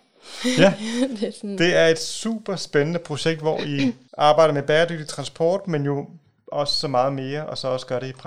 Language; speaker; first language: Danish; native; Danish